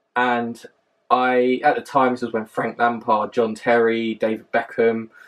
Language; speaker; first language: English; native; English